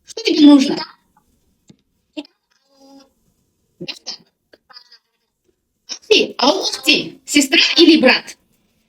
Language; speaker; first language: Russian; non-native, local second language; Kazakh